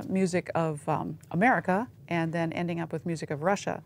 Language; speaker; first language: English; native; English